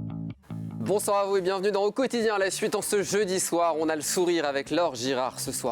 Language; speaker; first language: French; native; French